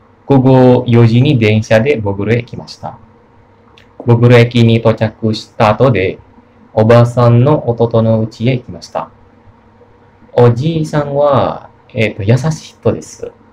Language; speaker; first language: Japanese; non-native, learner; Indonesian